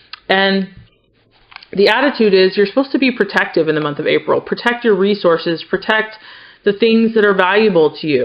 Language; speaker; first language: English; native; English